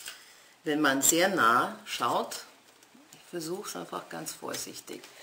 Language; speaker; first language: German; non-native, fluent; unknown